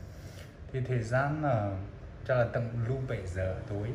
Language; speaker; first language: Vietnamese; non-native, fluent; Chinese